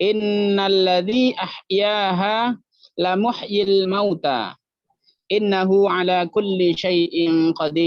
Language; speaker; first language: Arabic; non-native, learner; Indonesian